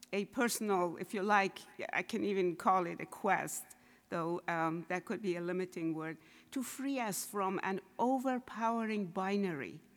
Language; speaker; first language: English; non-native, fluent; Persian